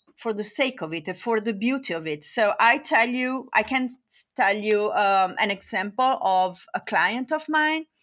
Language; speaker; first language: English; non-native, fluent; Italian